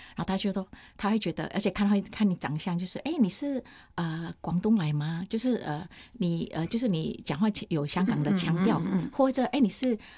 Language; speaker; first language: Chinese; early bilingual, heritage; Chinese